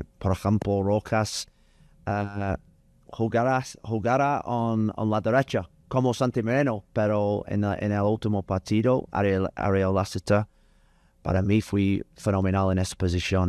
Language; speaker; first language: Spanish; non-native, learner; English